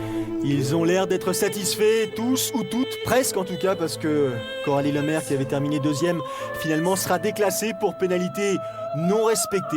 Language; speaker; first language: French; native; French